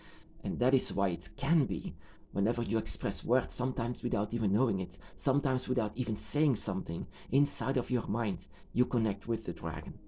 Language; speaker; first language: English; non-native, fluent; Dutch